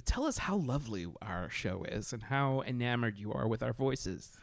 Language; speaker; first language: English; early bilingual, other home language; Spanish